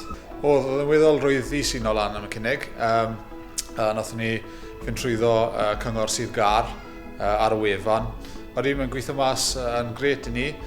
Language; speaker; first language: Welsh; native; Welsh